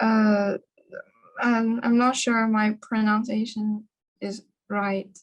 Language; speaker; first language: English; non-native, learner; Chinese